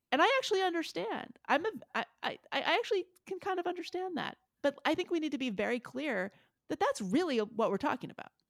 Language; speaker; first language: English; native; English